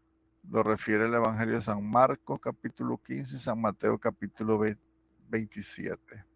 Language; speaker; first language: Spanish; native; Spanish